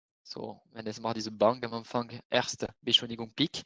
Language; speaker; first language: German; non-native, fluent; French